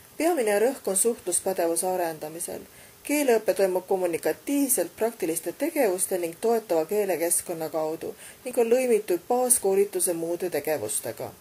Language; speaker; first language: Estonian; native; Estonian